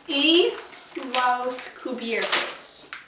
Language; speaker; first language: Spanish; non-native, learner; English